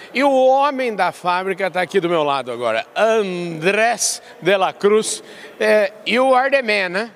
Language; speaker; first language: Portuguese; native; Portuguese